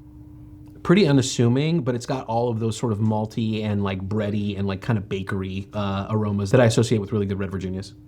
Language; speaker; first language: English; native; English